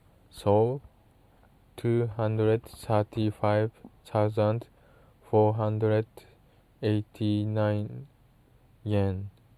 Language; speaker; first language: English; non-native, learner; Japanese